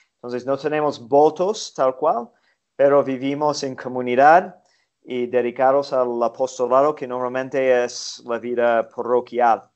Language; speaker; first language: Spanish; non-native, fluent; English